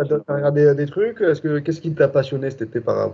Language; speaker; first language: French; native; French